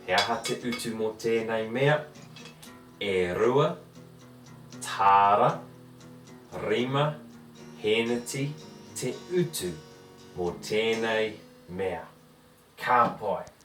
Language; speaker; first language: Māori; non-native, fluent; English